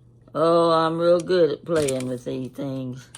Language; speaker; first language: English; native; English